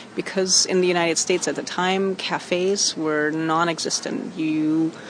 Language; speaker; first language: English; non-native, fluent; German